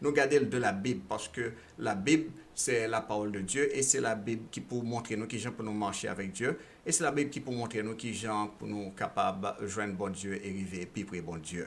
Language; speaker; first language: French; non-native, local second language; Haitian Creole